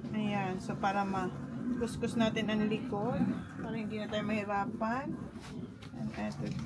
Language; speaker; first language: Filipino; non-native, local second language; Bikol